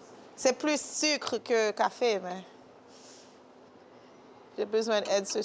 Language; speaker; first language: French; early bilingual, heritage; French